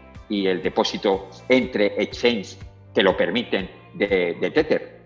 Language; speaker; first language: Spanish; native; Spanish